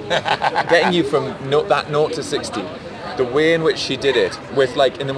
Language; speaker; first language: English; native; English